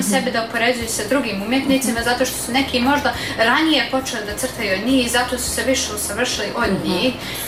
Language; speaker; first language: Serbian; native; Serbian